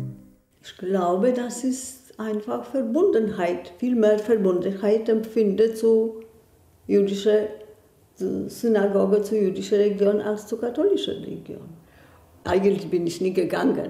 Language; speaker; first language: German; non-native, fluent; Polish